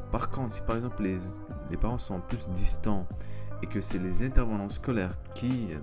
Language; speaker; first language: French; early bilingual, other home language; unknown